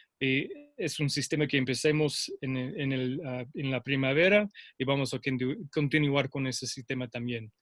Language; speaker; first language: Spanish; non-native, fluent; English